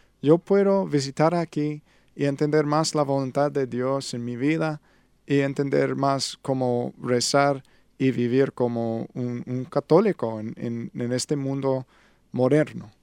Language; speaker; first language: Spanish; non-native, learner; English